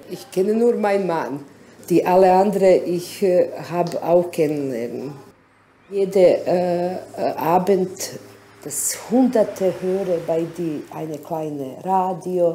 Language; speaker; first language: German; non-native, learner; Bosnian